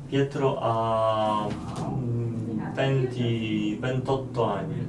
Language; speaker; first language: Italian; non-native, learner; Polish